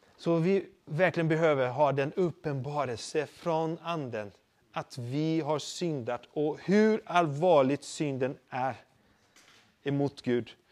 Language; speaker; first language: Swedish; non-native, fluent; Portuguese